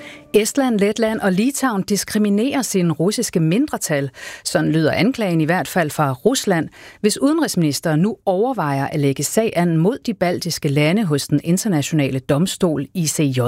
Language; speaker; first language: Danish; native; Danish